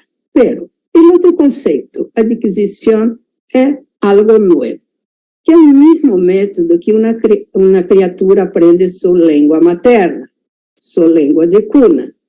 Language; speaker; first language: Spanish; non-native, fluent; Portuguese